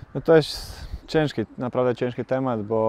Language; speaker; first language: Polish; non-native, learner; Bosnian